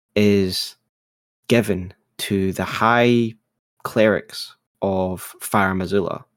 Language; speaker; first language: English; native; English